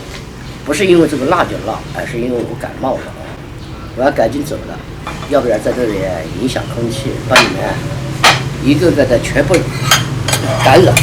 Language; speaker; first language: Chinese; native; Chinese